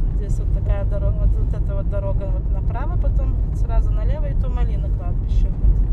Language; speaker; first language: Russian; native; Russian